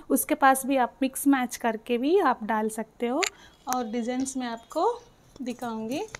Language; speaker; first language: Hindi; non-native, local second language; Telugu